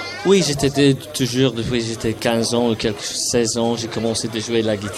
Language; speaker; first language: French; non-native, fluent; English